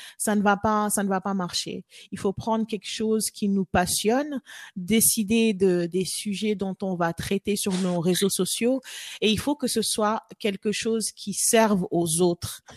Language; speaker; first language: French; non-native, local second language; Wolof